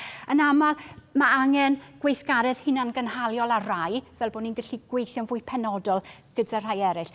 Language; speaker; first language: Welsh; native; Welsh